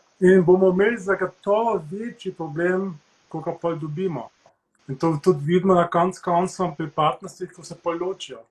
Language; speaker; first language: Slovenian; early bilingual, heritage; Slovenian